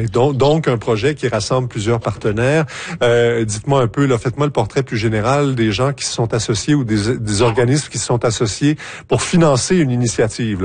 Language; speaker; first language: French; native; French